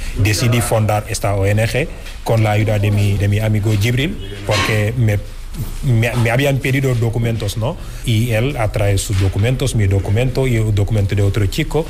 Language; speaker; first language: Spanish; non-native, fluent; Wolof